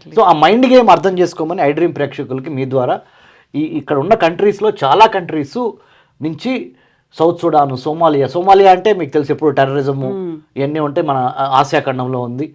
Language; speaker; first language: Telugu; native; Telugu